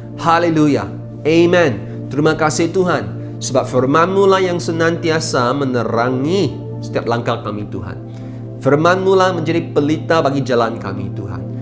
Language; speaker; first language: Malay; non-native, local second language; Chinese